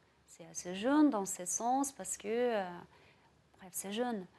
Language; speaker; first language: French; non-native, fluent; Russian